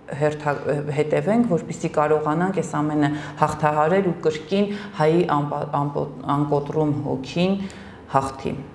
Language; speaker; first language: Armenian; native; Armenian